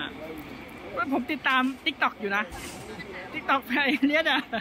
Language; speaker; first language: Thai; native; Thai